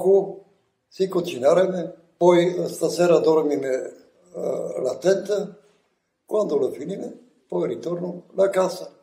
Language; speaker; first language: Italian; non-native, learner; Bulgarian